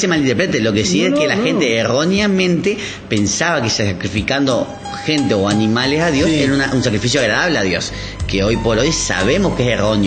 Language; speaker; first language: Spanish; native; Spanish